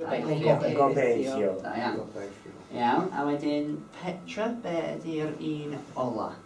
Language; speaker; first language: Welsh; native; Welsh